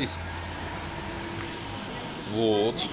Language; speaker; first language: Russian; non-native, learner; Turkish